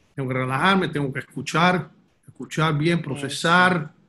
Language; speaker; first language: Spanish; early bilingual, heritage; Spanish